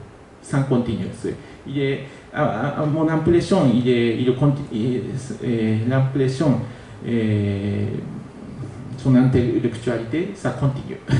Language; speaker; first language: French; non-native, learner; Japanese